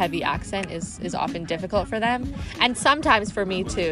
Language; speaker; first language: English; native; English